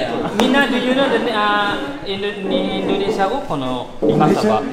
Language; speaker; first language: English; non-native, fluent; Indonesian